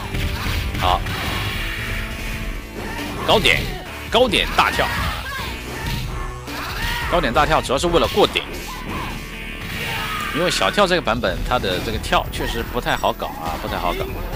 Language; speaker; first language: Chinese; native; Chinese